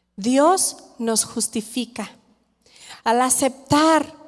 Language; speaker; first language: Spanish; native; Spanish